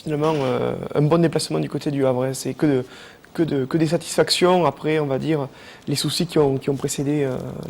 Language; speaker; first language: French; native; French